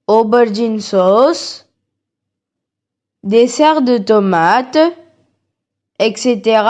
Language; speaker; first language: French; non-native, learner; Tamil